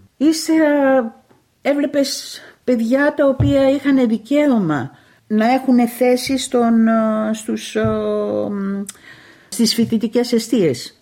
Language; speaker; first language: Greek; native; Greek